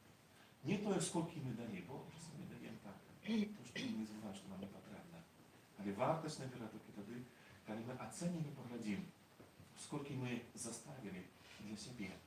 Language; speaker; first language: Polish; non-native, learner; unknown